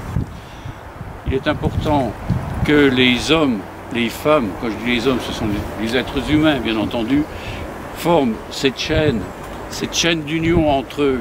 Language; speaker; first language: French; native; French